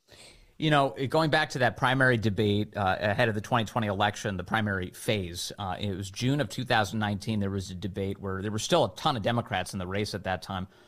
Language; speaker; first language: English; native; English